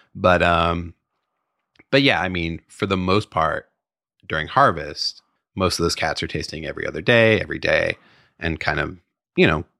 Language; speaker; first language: English; native; English